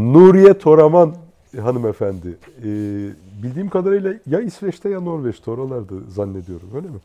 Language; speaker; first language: Turkish; native; Turkish